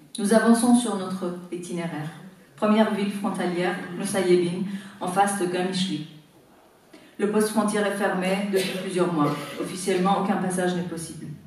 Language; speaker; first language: French; non-native, fluent; Persian